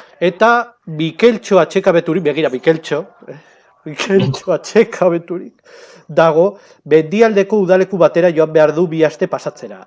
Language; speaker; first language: Basque; non-native, local second language; Spanish